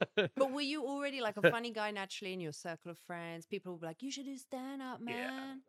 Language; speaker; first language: English; native; English